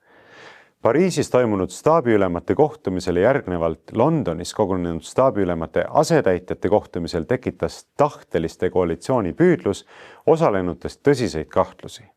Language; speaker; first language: Estonian; native; Estonian